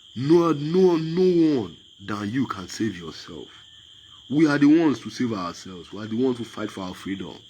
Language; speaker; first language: English; non-native, local second language; Yoruba